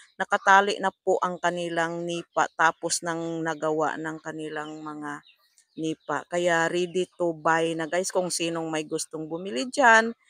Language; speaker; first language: Filipino; non-native, local second language; Cebuano